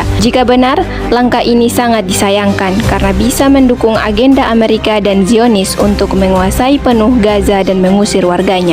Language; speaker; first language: Indonesian; native; Indonesian